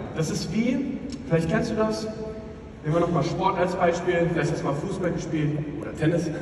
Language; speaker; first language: German; native; German